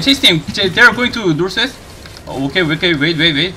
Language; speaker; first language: English; non-native, learner; Korean